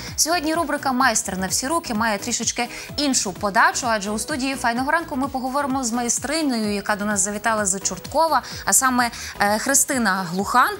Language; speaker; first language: Ukrainian; native; Ukrainian